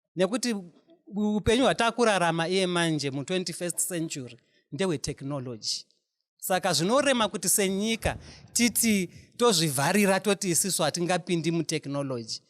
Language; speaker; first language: Shona; non-native, local second language; North Ndebele